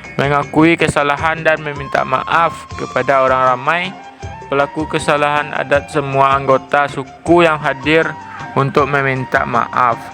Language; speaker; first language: Malay; non-native, local second language; Minangkabau